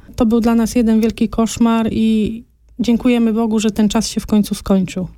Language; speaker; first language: Polish; native; Polish